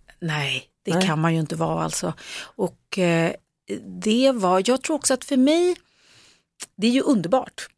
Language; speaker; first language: Swedish; native; Swedish